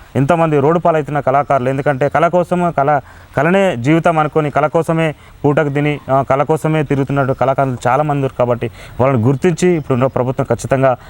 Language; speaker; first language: Telugu; native; Telugu